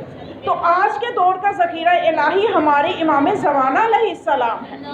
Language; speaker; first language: Urdu; native; Urdu